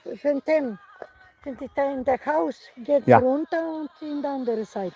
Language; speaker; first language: German; non-native, learner; Serbian